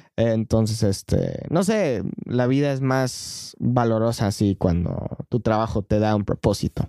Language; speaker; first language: Spanish; non-native, fluent; English